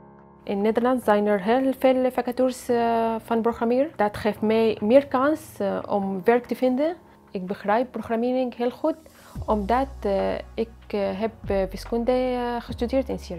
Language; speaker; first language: Dutch; non-native, learner; Arabic